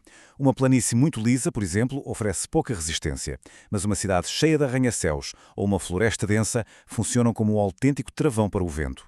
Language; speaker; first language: Portuguese; native; Portuguese